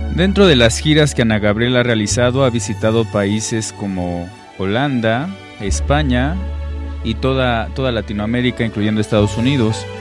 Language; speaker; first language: Spanish; native; Spanish